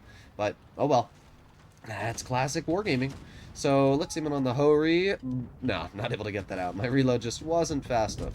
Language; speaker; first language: English; native; English